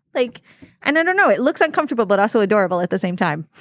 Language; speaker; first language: English; native; English